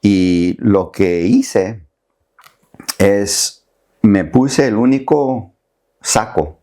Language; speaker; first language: Spanish; early bilingual, heritage; Spanish